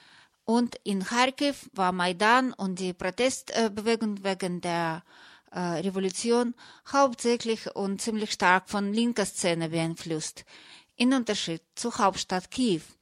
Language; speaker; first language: German; non-native, fluent; Russian